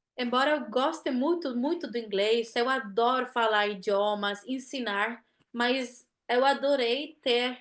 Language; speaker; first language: Portuguese; non-native, fluent; Italian